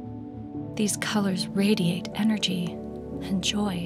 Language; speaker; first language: English; native; English